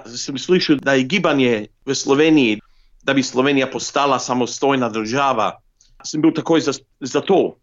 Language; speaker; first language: Slovenian; early bilingual, heritage; Slovenian